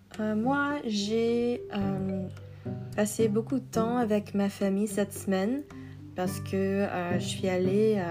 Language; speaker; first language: French; non-native, learner; English